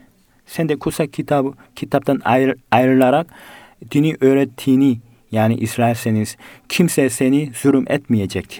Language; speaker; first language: Turkish; non-native, fluent; Korean